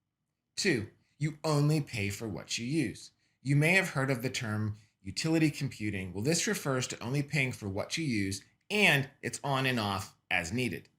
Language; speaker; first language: English; native; English